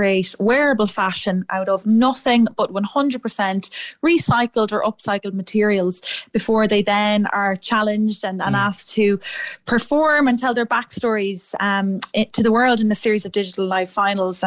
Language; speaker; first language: English; native; English